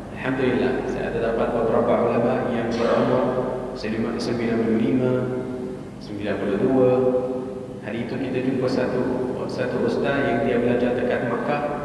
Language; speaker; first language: Malay; non-native, fluent; Arabic